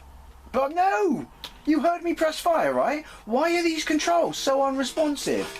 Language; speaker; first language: English; native; English